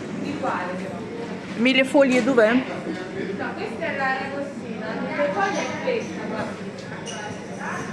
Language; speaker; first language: Italian; non-native, learner; Ukrainian